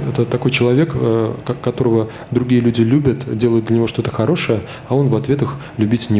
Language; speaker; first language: Russian; native; Russian